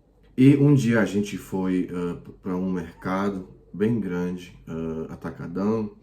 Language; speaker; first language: Portuguese; non-native, fluent; Croatian